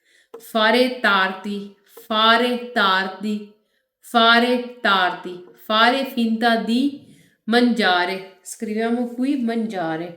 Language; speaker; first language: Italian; non-native, fluent; Urdu